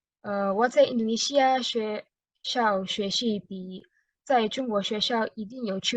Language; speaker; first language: Chinese; non-native, learner; Indonesian